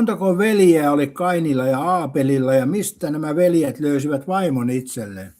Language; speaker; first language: Finnish; native; Finnish